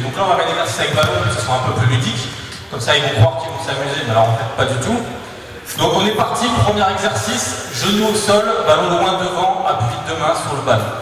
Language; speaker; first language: French; native; French